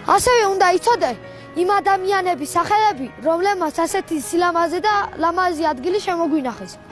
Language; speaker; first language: Georgian; non-native, local second language; Svan